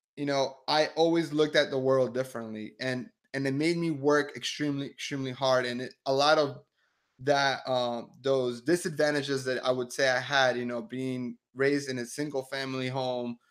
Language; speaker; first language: English; early bilingual, other home language; Spanish